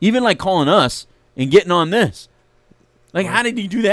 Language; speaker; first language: English; native; English